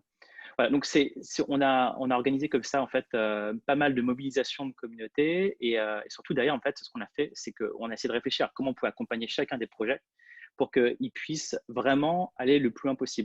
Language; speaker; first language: French; native; French